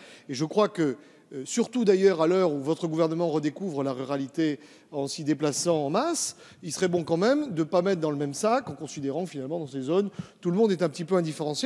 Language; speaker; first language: French; native; French